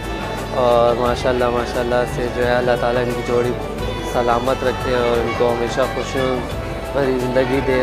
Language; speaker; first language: Urdu; native; Urdu